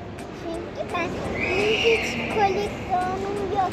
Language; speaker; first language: Turkish; early bilingual, other home language; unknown